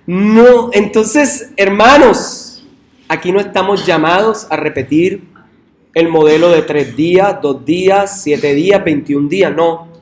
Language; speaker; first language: Spanish; native; Spanish